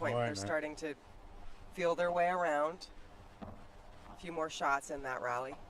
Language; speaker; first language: English; native; English